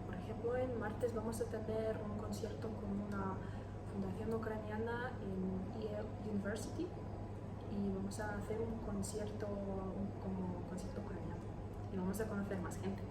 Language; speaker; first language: Spanish; non-native, learner; Ukrainian